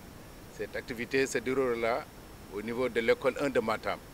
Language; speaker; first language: French; non-native, local second language; Fula